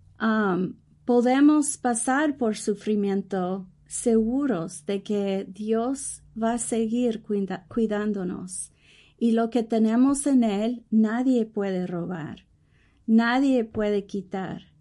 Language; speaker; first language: Spanish; early bilingual, heritage; English